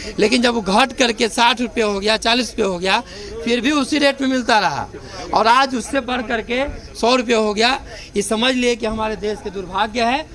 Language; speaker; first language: Hindi; native; Hindi